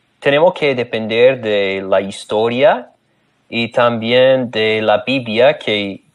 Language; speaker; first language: Spanish; non-native, fluent; English